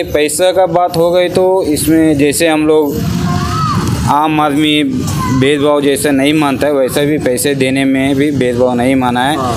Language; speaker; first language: Hindi; non-native, local second language; Kannada